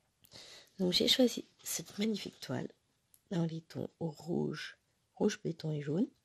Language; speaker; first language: French; native; French